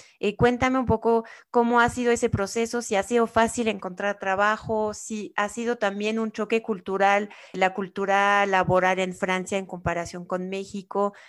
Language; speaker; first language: Spanish; non-native, fluent; French